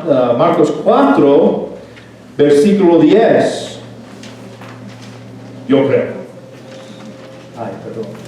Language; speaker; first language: Spanish; non-native, fluent; English